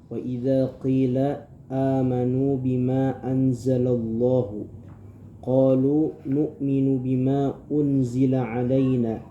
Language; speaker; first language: Arabic; non-native, learner; Indonesian